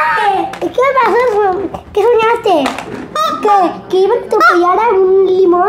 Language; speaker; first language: Spanish; native; Spanish